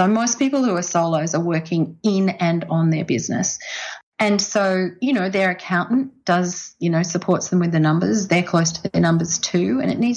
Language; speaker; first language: English; native; English